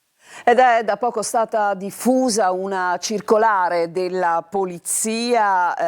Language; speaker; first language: Italian; native; Italian